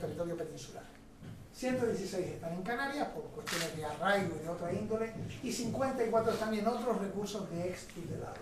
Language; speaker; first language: Spanish; native; Spanish